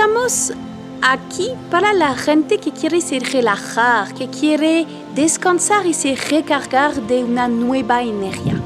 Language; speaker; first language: Spanish; non-native, learner; French